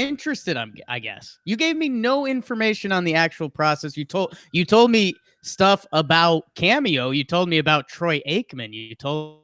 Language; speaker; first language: English; native; English